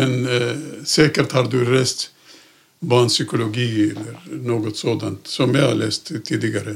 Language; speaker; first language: Swedish; non-native, fluent; Arabic